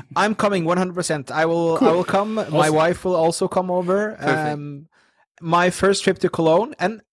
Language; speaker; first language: English; non-native, fluent; Norwegian